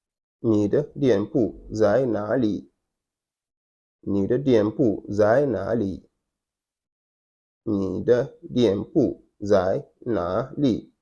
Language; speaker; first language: Chinese; non-native, fluent; Wolof